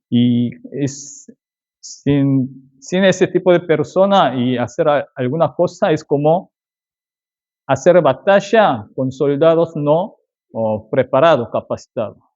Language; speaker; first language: Spanish; non-native, fluent; Korean